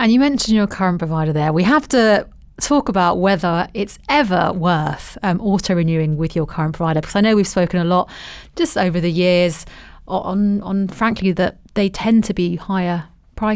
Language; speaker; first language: English; native; English